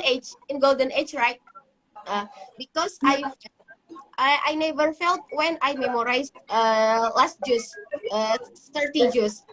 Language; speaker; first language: English; non-native, learner; Indonesian